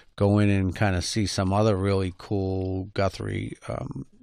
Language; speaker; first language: English; native; English